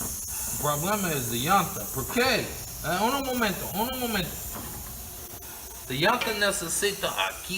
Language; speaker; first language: Spanish; non-native, learner; English